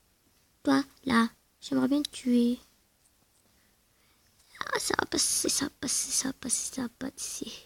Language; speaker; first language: French; native; French